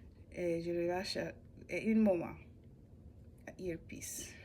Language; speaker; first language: French; non-native, learner; English